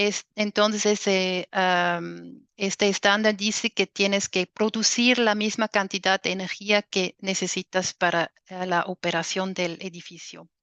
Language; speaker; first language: Spanish; non-native, fluent; German